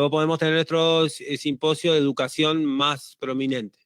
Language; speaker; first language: Spanish; native; Spanish